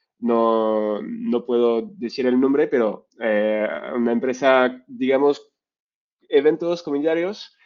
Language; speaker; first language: Spanish; non-native, fluent; French